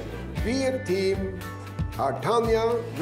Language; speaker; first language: German; non-native, fluent; Norwegian